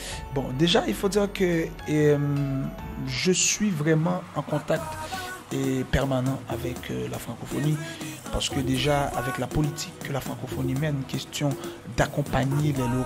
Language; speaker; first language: French; non-native, local second language; Haitian Creole